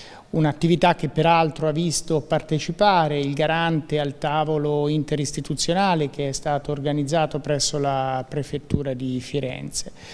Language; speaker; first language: Italian; native; Italian